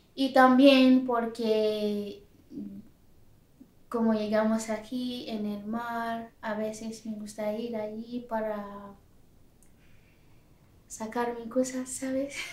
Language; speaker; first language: Spanish; non-native, learner; Yoruba